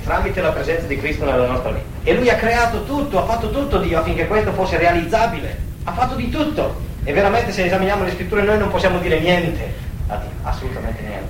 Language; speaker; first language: Italian; native; Italian